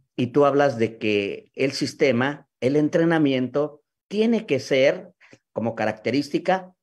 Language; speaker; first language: Spanish; native; Spanish